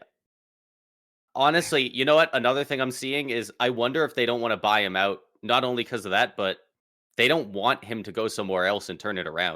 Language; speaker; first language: English; native; English